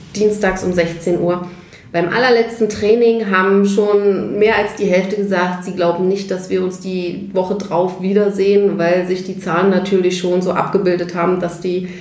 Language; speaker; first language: German; native; German